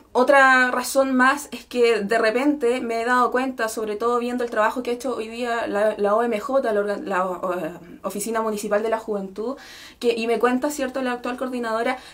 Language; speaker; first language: Spanish; native; Spanish